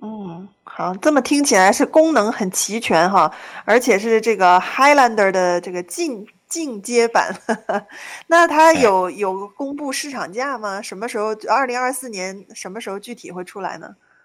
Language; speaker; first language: Chinese; native; Chinese